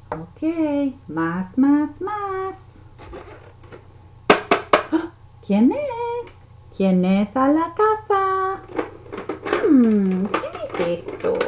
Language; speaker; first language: Spanish; non-native, learner; English